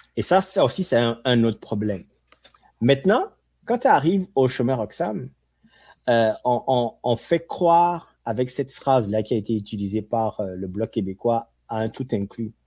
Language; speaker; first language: French; non-native, local second language; Ewe